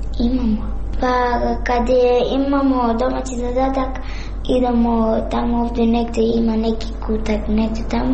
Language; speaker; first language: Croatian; early bilingual, other home language; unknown